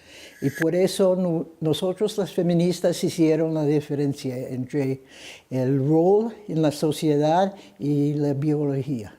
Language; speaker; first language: Spanish; non-native, fluent; English